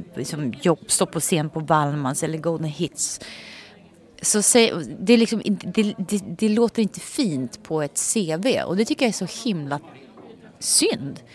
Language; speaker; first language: Swedish; native; Swedish